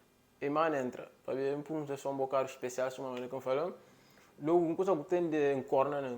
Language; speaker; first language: Portuguese; non-native, local second language; Upper Guinea Crioulo